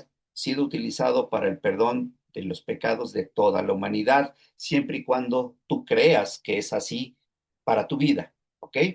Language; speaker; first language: Spanish; native; Spanish